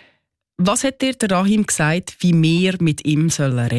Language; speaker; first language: German; native; German